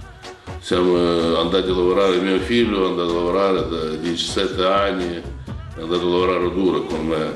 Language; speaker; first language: Italian; non-native, learner; Ukrainian